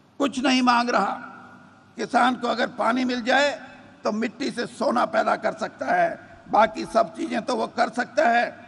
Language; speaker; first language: Hindi; native; Hindi